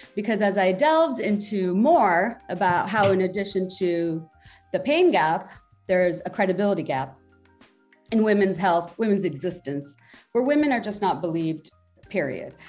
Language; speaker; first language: English; non-native, local second language; Bangla